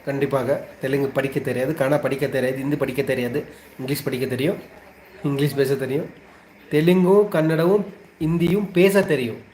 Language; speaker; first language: Tamil; non-native, local second language; Telugu